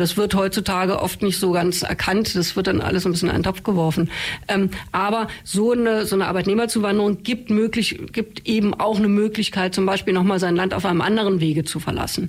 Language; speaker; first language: German; native; German